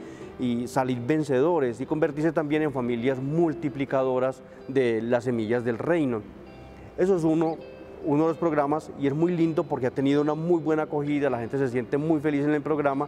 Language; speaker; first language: Spanish; native; Spanish